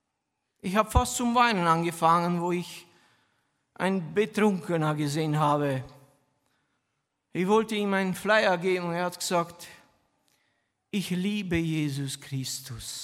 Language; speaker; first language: German; non-native, fluent; Romanian